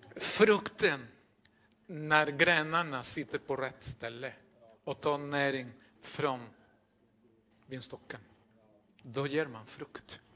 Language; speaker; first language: Swedish; non-native, fluent; Spanish